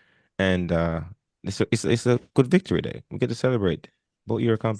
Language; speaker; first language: English; non-native, fluent; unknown